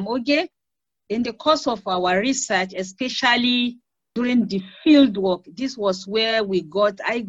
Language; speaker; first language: English; non-native, local second language; Hausa